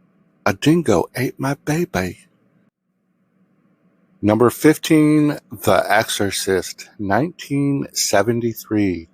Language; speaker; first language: English; native; English